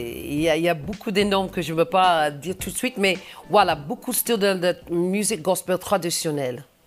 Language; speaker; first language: French; non-native, fluent; English